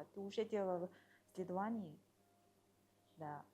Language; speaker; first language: Russian; non-native, fluent; Mongolian